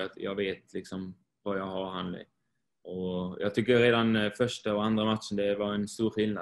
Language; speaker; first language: Swedish; non-native, fluent; Swiss German